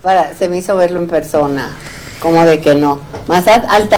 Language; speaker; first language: Spanish; native; Spanish